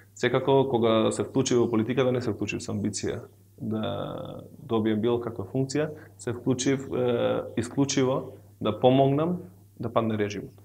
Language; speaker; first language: Macedonian; non-native, local second language; Albanian